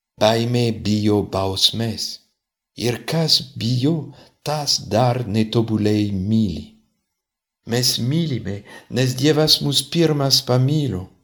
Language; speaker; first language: Lithuanian; non-native, fluent; French